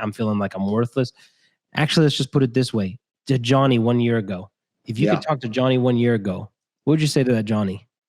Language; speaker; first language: English; native; English